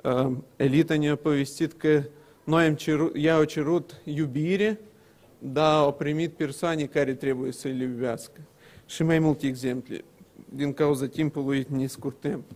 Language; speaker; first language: Romanian; non-native, local second language; Russian